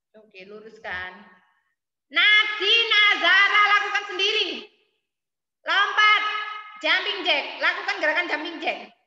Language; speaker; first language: Indonesian; native; Indonesian